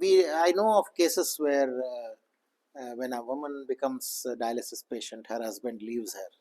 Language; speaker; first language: English; non-native, local second language; Kannada